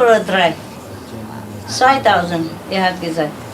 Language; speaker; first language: German; non-native, learner; Vietnamese